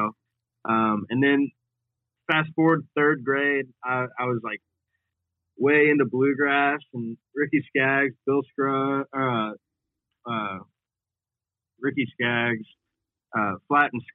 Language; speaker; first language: English; native; English